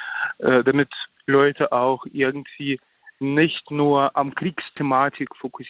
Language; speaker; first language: German; non-native, fluent; Ukrainian